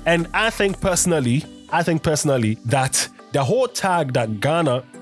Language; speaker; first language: English; non-native, local second language; Akan